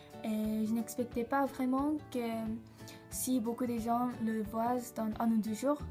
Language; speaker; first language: French; non-native, learner; Japanese